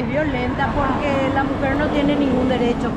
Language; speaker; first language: Spanish; native; Spanish